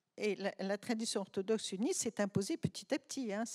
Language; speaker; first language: French; non-native, local second language; Arabic